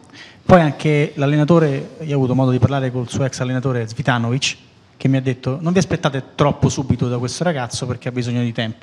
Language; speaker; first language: Italian; native; Italian